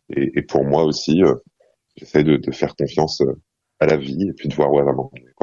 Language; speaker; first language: French; non-native, fluent; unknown